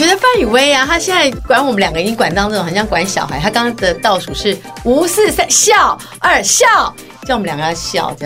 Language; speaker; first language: Chinese; native; Chinese